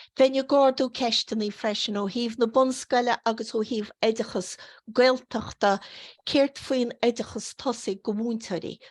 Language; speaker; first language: Irish; native; Irish